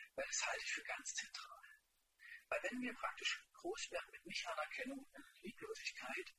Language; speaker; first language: German; native; German